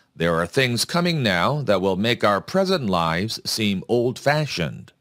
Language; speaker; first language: English; non-native, fluent; Korean